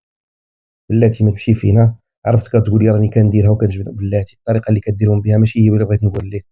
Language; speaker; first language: Arabic; native; Arabic